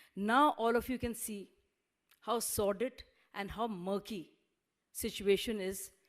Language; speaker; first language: English; non-native, local second language; Hindi